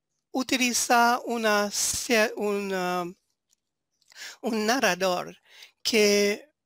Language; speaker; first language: Spanish; non-native, fluent; French